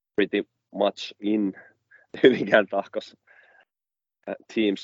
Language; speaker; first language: English; non-native, fluent; Finnish